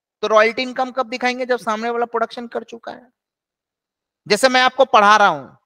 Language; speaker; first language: Hindi; native; Hindi